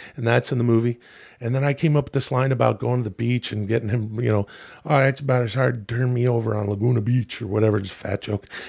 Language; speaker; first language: English; native; English